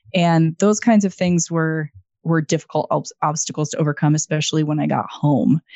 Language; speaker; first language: English; native; English